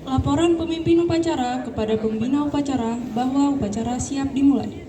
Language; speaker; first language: Indonesian; native; Indonesian